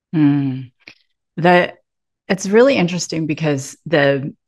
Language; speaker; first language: English; native; English